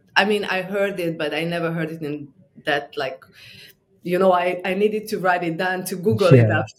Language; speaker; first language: English; non-native, fluent; Romanian